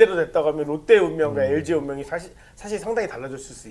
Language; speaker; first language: Korean; native; Korean